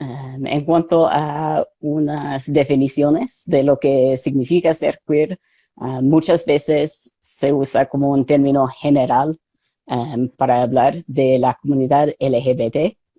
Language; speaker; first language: Spanish; non-native, fluent; English